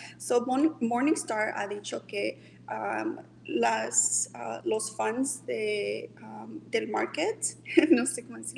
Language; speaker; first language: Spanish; early bilingual, heritage; Spanish